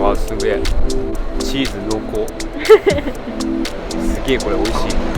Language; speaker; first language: Japanese; native; Japanese